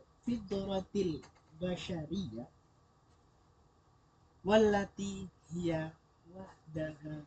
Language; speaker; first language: Arabic; non-native, learner; Indonesian